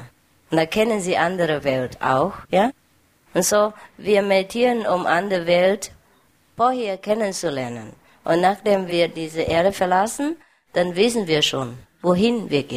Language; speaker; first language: German; non-native, learner; Vietnamese